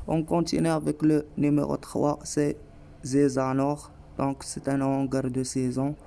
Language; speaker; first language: French; non-native, local second language; Arabic